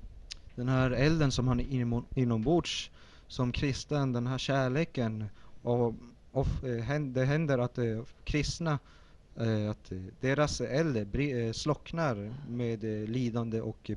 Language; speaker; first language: Swedish; early bilingual, other home language; Spanish